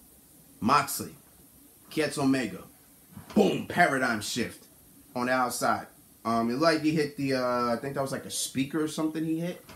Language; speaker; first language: English; native; English